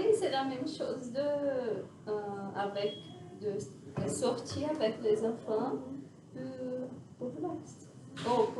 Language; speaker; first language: French; non-native, learner; Portuguese